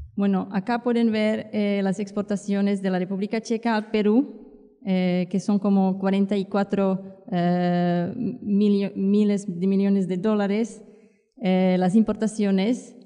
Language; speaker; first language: Spanish; non-native, fluent; Czech